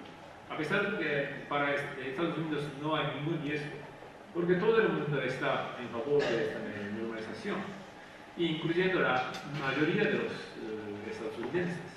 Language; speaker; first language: Spanish; non-native, fluent; Japanese